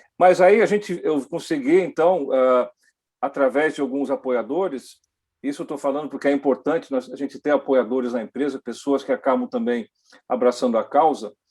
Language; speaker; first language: Portuguese; early bilingual, other home language; Dutch